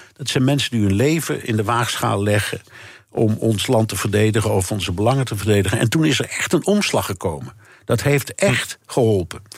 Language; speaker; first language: Dutch; native; Dutch